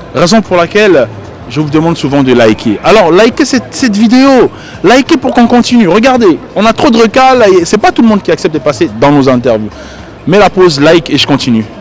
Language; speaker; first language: French; native; French